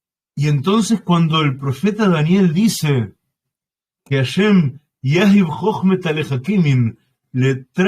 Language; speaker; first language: Spanish; native; Spanish